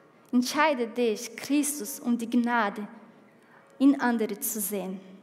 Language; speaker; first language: German; non-native, fluent; Portuguese